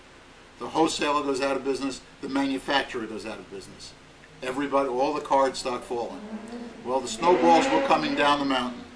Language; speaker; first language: English; native; English